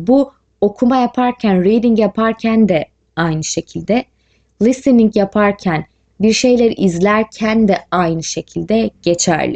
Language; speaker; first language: Turkish; native; Turkish